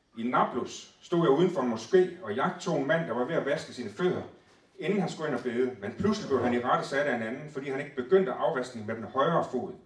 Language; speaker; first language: Danish; native; Danish